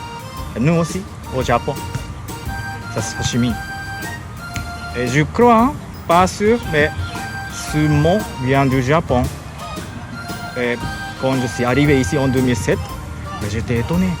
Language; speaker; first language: French; non-native, learner; Japanese